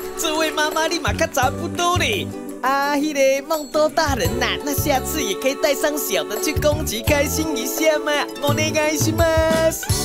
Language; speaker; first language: Chinese; native; Chinese